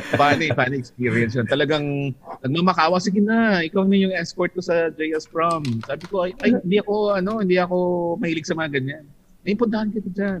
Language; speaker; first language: Filipino; non-native, local second language; Hiligaynon